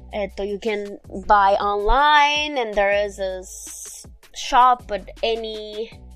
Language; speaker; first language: English; non-native, fluent; Japanese